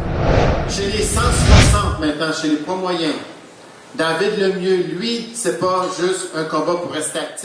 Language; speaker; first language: French; native; French